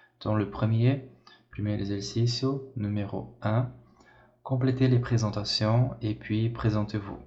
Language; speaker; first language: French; non-native, fluent; Portuguese